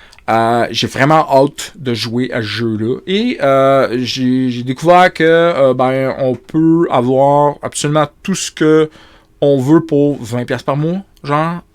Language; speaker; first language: French; native; French